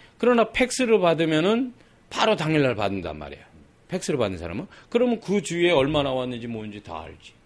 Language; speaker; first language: Korean; native; Korean